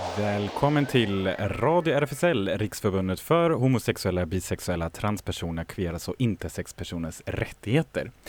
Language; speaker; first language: Swedish; non-native, fluent; German